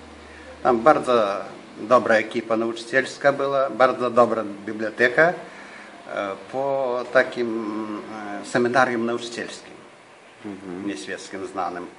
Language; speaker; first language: Polish; non-native, fluent; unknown